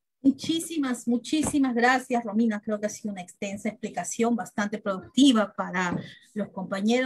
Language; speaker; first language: Spanish; native; Spanish